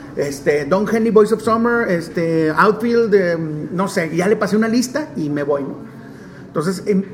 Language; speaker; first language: Spanish; non-native, local second language; English